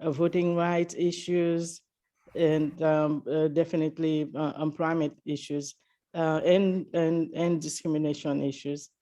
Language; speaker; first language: English; early bilingual, other home language; Haitian Creole